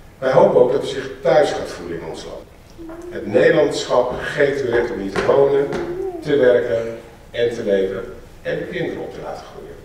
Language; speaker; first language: Dutch; native; Dutch